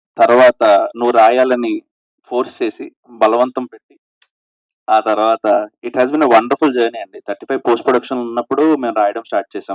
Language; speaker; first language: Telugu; native; Telugu